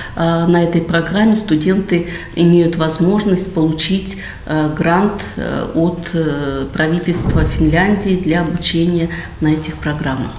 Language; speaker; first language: Russian; native; Russian